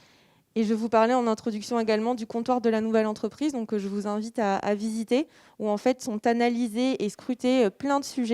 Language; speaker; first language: French; native; French